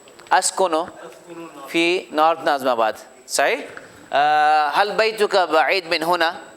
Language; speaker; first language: Arabic; non-native, fluent; Urdu